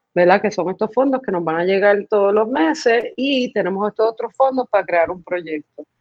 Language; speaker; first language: Spanish; early bilingual, other home language; English